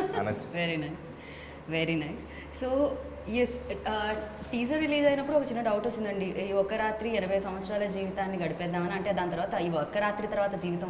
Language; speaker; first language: Telugu; native; Telugu